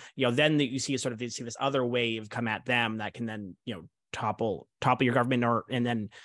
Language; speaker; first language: English; native; English